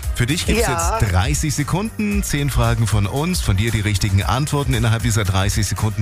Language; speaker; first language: German; native; German